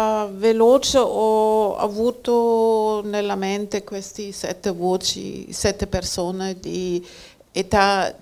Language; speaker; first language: Italian; non-native, fluent; German